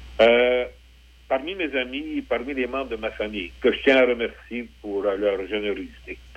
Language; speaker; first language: French; early bilingual, other home language; Polish